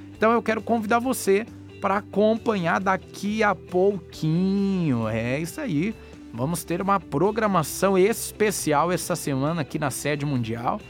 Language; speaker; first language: Portuguese; native; Portuguese